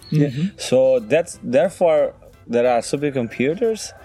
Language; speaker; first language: English; non-native, fluent; Portuguese